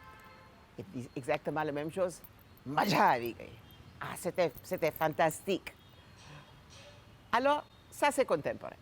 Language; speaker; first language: French; non-native, fluent; Gujarati